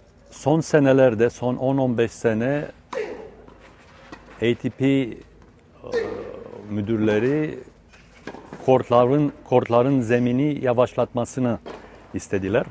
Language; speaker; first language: Turkish; non-native, fluent; Romanian